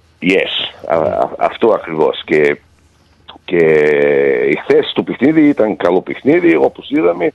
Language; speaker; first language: Greek; early bilingual, heritage; Greek